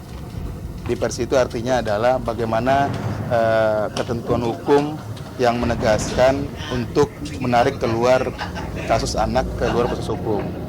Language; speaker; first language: Indonesian; native; Indonesian